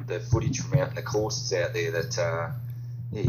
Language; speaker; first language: English; native; English